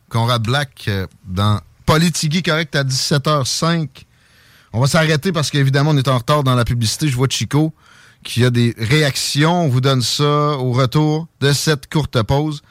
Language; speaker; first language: French; native; French